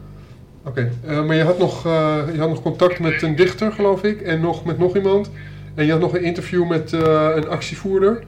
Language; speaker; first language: Dutch; native; Dutch